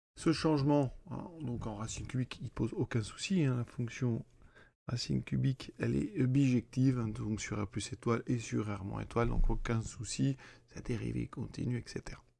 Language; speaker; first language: French; native; French